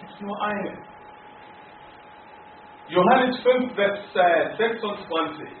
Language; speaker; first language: German; non-native, fluent; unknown